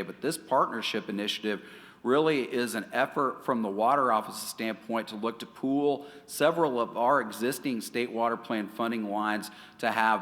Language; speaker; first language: English; native; English